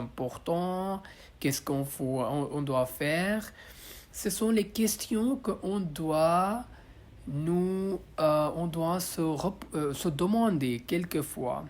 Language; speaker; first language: French; non-native, learner; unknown